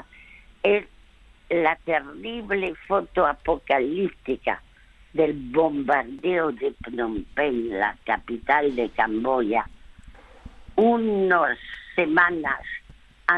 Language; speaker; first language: Spanish; early bilingual, other home language; French